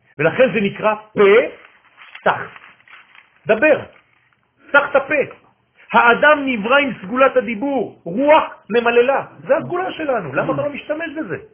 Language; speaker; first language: Hebrew; non-native, fluent; French